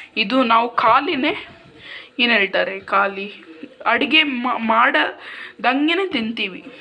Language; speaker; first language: Kannada; non-native, local second language; Konkani